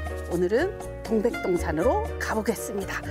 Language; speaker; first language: Korean; native; Korean